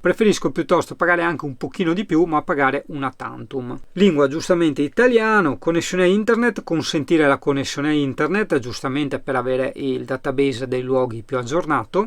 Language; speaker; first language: Italian; native; Italian